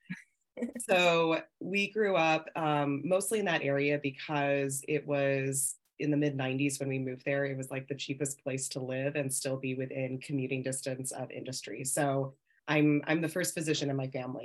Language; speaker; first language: English; native; English